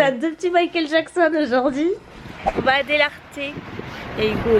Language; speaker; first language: French; native; French